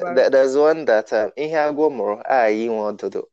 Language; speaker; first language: English; non-native, local second language; Igbo